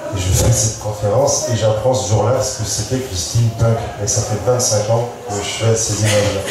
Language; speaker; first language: French; native; French